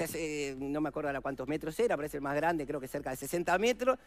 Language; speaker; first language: Spanish; native; Spanish